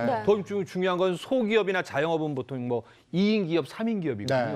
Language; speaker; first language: Korean; native; Korean